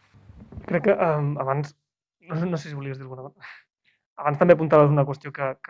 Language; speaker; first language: Catalan; native; Catalan